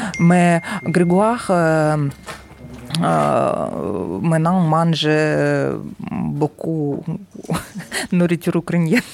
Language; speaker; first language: French; non-native, learner; Ukrainian